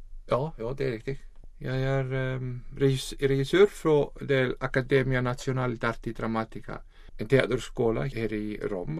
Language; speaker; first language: Swedish; non-native, learner; Icelandic